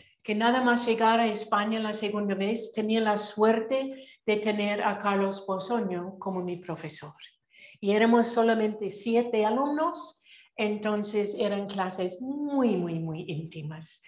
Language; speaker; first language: Spanish; non-native, fluent; English